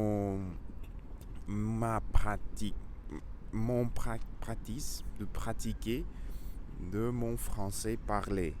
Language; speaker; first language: French; non-native, learner; Russian